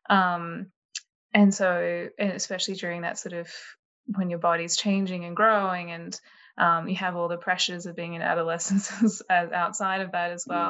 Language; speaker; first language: English; native; English